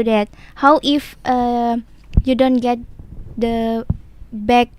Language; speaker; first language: English; non-native, learner; Indonesian